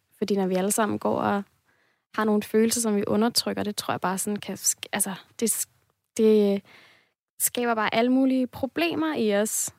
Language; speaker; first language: Danish; native; Danish